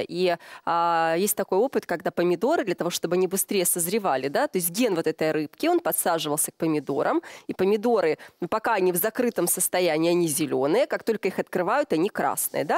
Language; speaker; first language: Russian; native; Russian